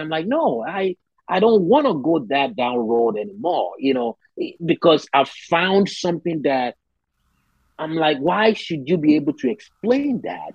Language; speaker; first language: English; non-native, local second language; Yoruba